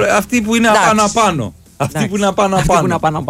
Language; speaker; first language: Greek; native; Greek